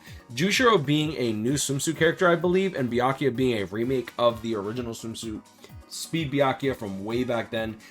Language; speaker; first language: English; native; English